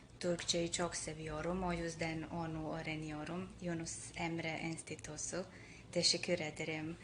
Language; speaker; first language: Turkish; non-native, learner; Serbian